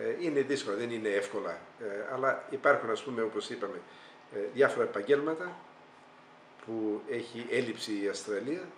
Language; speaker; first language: Greek; early bilingual, heritage; Greek